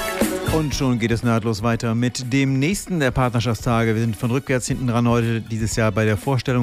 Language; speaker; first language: German; native; German